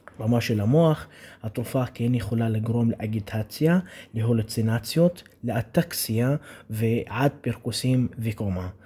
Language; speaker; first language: Hebrew; non-native, local second language; Arabic